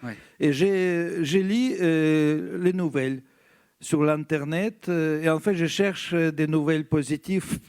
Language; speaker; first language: French; non-native, fluent; Russian